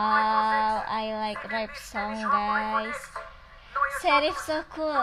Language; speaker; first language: English; non-native, learner; Indonesian